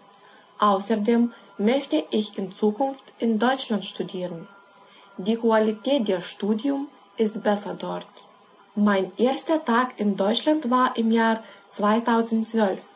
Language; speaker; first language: German; non-native, learner; Lithuanian